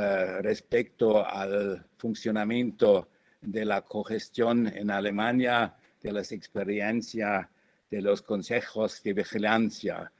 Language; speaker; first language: Spanish; non-native, fluent; German